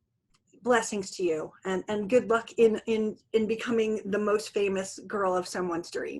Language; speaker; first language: English; native; English